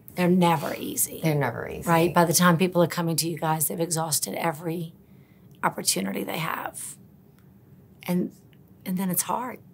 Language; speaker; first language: English; native; English